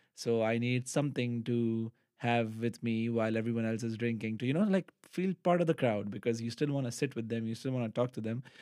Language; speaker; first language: English; non-native, local second language; Urdu